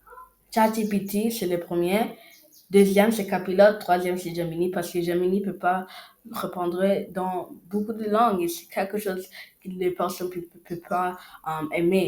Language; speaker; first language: French; non-native, learner; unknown